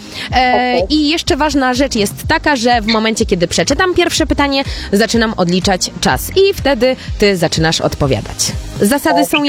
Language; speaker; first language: Polish; native; Polish